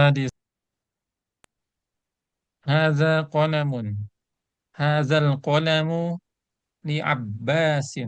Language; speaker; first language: Arabic; non-native, learner; Indonesian